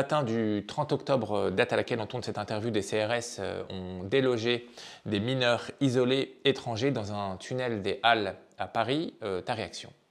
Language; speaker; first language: French; native; French